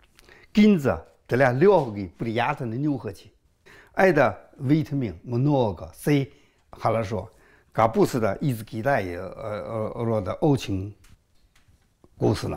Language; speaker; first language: Russian; non-native, learner; Chinese